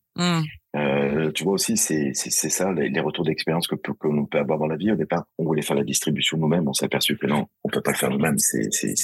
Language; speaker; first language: French; native; French